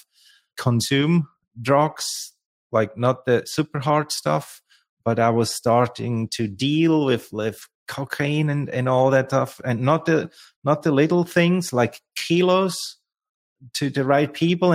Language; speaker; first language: English; non-native, fluent; Swiss German